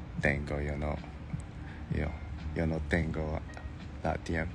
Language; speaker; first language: Spanish; non-native, learner; Korean